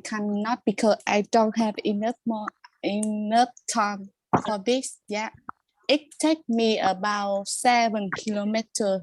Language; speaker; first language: English; non-native, learner; Vietnamese